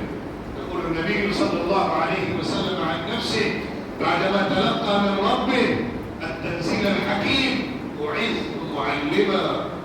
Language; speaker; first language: Arabic; non-native, fluent; Urdu